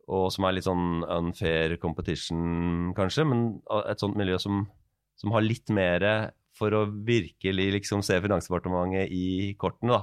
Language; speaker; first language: Norwegian; native; Norwegian